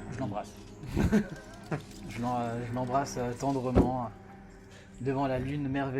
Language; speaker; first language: French; native; French